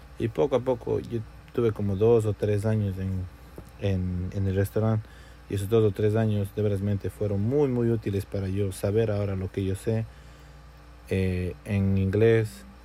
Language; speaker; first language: Spanish; native; Spanish